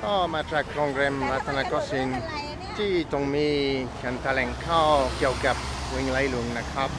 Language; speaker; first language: Thai; non-native, fluent; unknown